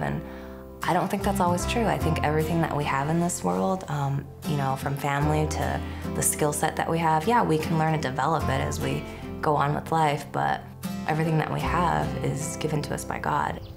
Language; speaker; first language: English; native; English